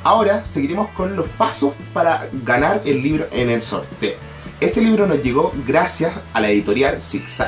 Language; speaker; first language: Spanish; native; Spanish